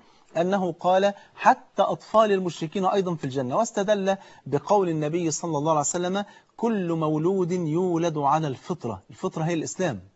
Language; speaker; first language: Arabic; native; Arabic